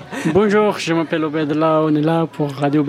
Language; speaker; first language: French; non-native, learner; Pashto